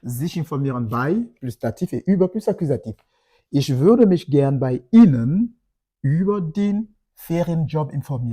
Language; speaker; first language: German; non-native, fluent; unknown